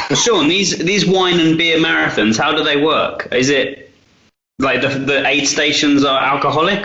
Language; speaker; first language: English; native; English